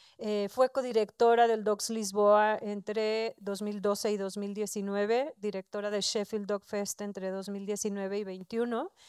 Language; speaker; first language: Spanish; native; Spanish